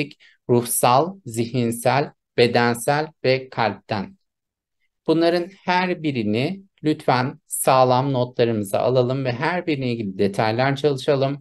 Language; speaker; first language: Turkish; native; Turkish